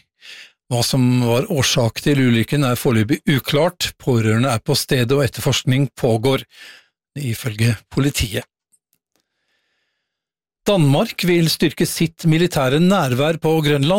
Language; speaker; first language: Norwegian; native; Norwegian